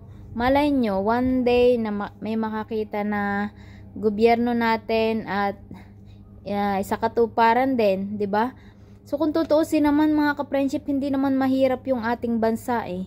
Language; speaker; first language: Filipino; native; Filipino